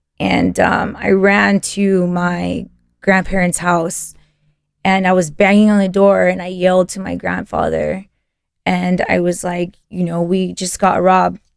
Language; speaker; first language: English; early bilingual, other home language; Spanish